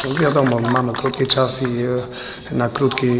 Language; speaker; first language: Polish; non-native, fluent; Albanian